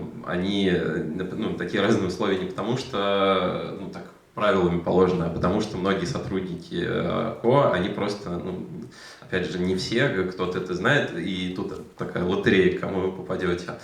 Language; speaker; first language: Russian; native; Russian